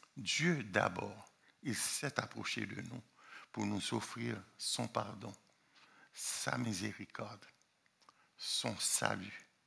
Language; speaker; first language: French; non-native, local second language; Haitian Creole